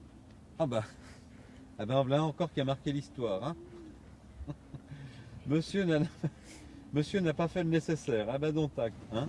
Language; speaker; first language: French; native; French